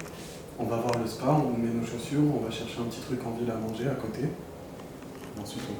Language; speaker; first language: French; native; French